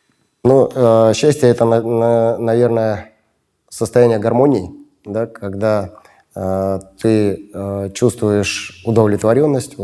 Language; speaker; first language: Russian; native; Russian